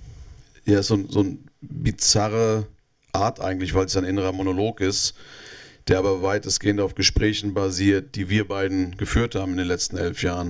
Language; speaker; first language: German; native; German